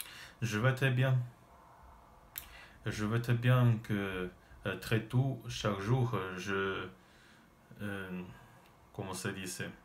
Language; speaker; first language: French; non-native, learner; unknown